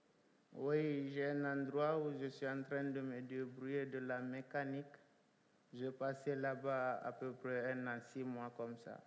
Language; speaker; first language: French; non-native, local second language; Fula